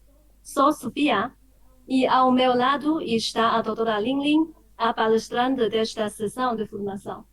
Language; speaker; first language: Portuguese; non-native, fluent; Chinese